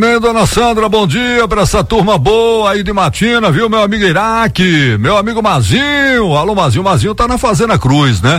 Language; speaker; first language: Portuguese; native; Portuguese